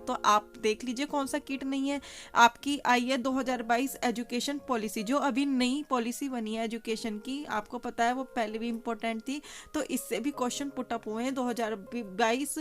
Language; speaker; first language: Hindi; native; Hindi